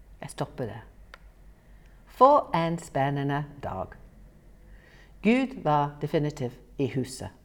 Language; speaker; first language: Norwegian; non-native, fluent; English